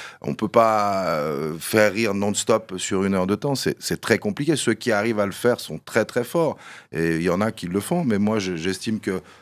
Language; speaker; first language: French; early bilingual, other home language; Kabyle